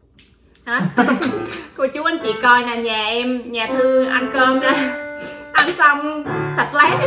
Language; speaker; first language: Vietnamese; native; Vietnamese